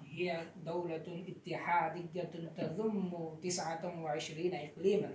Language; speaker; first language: Arabic; non-native, learner; Urdu